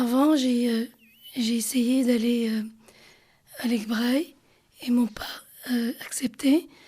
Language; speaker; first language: French; non-native, learner; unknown